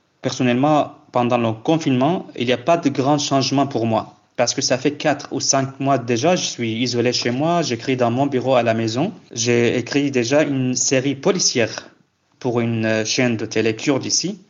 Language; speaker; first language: French; non-native, fluent; Kurdish